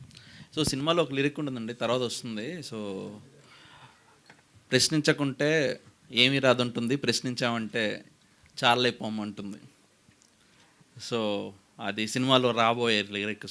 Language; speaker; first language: Telugu; native; Telugu